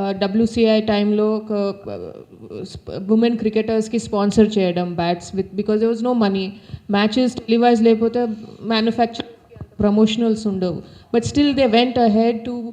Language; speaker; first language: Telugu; non-native, local second language; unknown